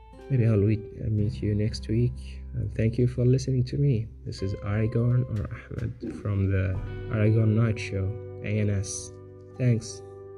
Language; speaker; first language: English; non-native, fluent; Arabic